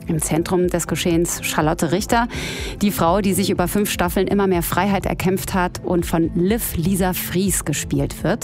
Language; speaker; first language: German; native; German